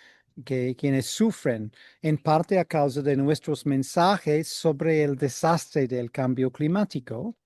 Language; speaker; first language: Spanish; non-native, fluent; English